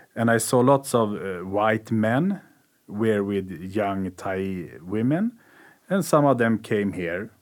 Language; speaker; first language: English; non-native, learner; Swedish